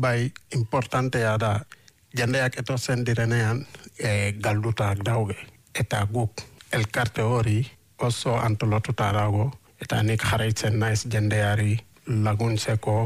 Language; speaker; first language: Basque; non-native, fluent; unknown